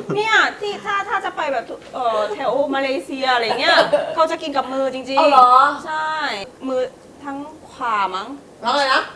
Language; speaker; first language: Thai; non-native, fluent; Korean